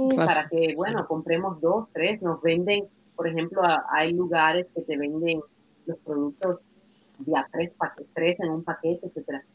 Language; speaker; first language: Spanish; native; Spanish